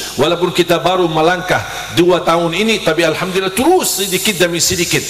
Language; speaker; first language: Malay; non-native, fluent; Arabic